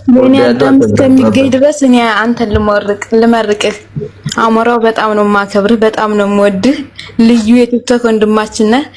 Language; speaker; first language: Amharic; native; Amharic